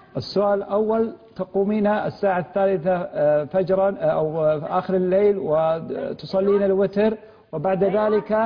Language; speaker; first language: Arabic; native; Arabic